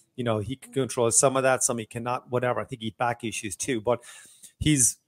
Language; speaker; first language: English; native; English